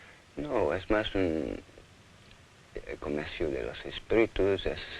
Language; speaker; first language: Spanish; non-native, fluent; English